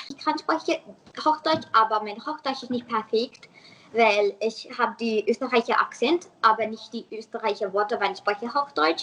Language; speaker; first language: German; non-native, learner; English